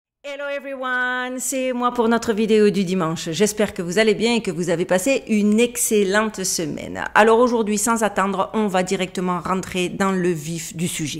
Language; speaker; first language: French; native; French